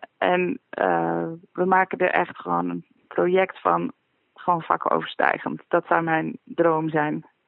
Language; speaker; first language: Dutch; native; Dutch